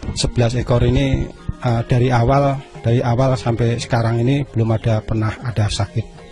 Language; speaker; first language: Indonesian; non-native, local second language; Javanese